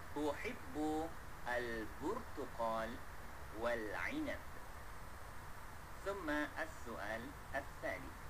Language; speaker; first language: Arabic; non-native, fluent; Malay